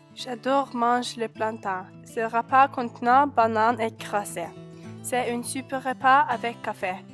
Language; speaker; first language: French; non-native, learner; Norwegian